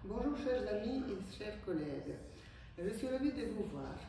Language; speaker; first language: French; non-native, fluent; Ukrainian